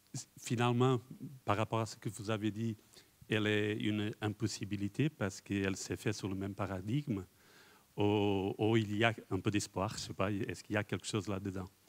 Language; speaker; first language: French; non-native, fluent; Portuguese